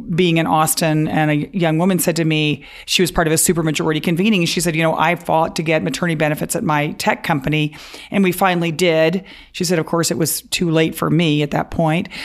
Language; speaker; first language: English; native; English